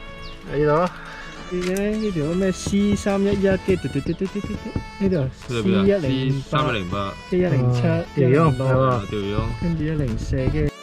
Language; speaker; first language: Cantonese; native; Cantonese